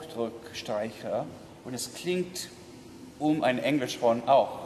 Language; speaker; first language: German; non-native, learner; English